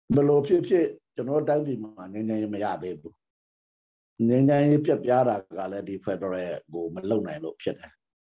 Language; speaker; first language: Burmese; non-native, local second language; Pa'o Karen